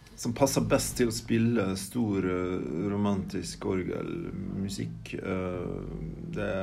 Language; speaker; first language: Norwegian; native; Norwegian